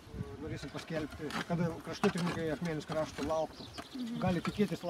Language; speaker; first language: Lithuanian; native; Lithuanian